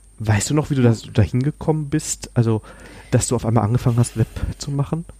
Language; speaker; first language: German; native; German